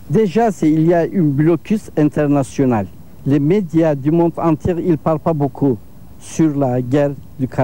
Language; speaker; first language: French; non-native, learner; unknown